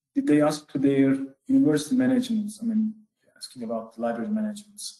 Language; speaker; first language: English; non-native, fluent; Turkish